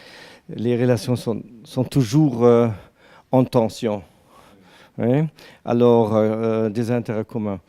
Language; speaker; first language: French; non-native, learner; German